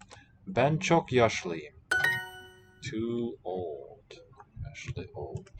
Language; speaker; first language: Turkish; non-native, learner; English